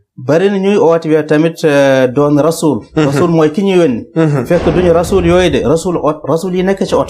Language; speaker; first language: Wolof; non-native, local second language; Fula